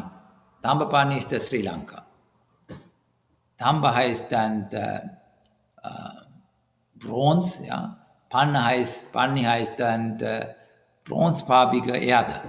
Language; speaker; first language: German; non-native, learner; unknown